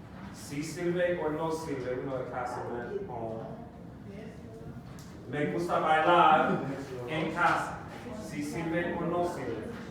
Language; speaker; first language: Spanish; non-native, fluent; English